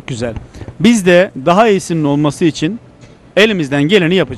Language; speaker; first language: Turkish; native; Turkish